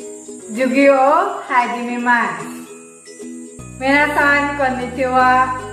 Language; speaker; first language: Japanese; non-native, fluent; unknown